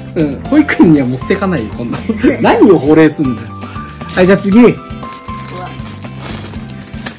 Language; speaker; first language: Japanese; native; Japanese